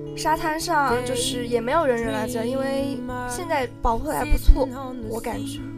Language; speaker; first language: Chinese; native; Chinese